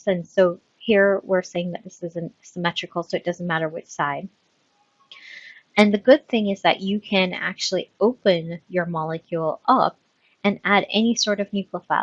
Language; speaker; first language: English; native; English